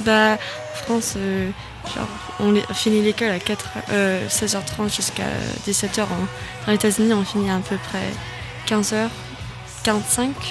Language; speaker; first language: French; non-native, learner; English